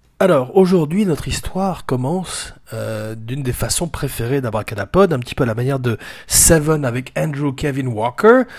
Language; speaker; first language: French; native; French